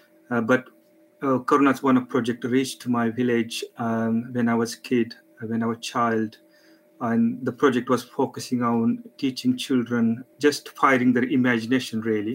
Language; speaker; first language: English; non-native, local second language; Marathi